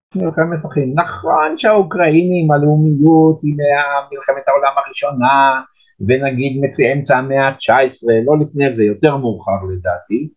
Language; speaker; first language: Hebrew; native; Hebrew